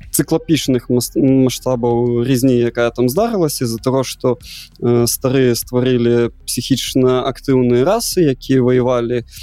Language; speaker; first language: Belarusian; non-native, local second language; Russian